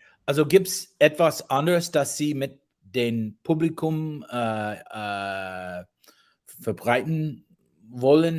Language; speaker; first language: German; non-native, learner; English